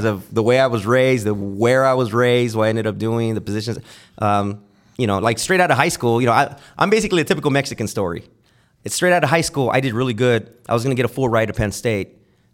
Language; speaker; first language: English; native; English